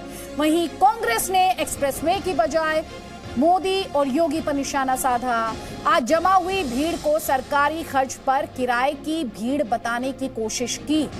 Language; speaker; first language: Hindi; native; Hindi